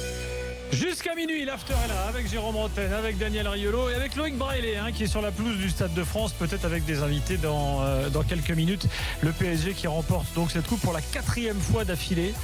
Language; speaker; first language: French; native; French